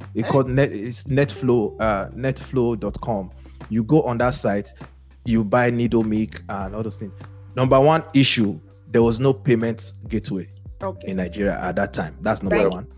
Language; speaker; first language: English; non-native, local second language; Yoruba